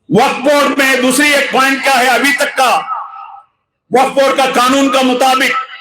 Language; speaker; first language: Kannada; non-native, local second language; Urdu